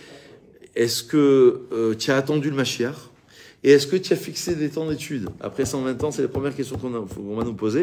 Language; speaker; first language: French; native; French